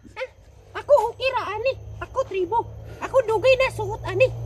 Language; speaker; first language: Cebuano; non-native, local second language; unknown